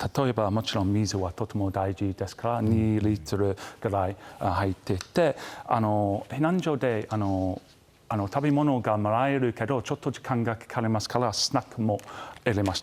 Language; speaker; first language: Japanese; non-native, fluent; English